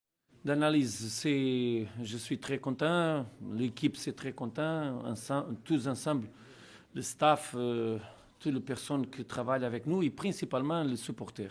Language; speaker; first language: French; non-native, learner; Portuguese